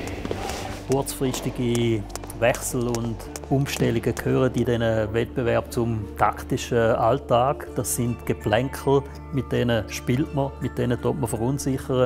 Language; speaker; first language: German; native; German